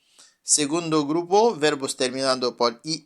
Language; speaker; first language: Spanish; non-native, fluent; French